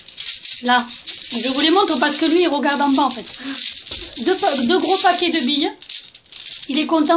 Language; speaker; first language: French; native; French